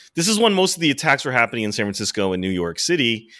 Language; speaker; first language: English; native; English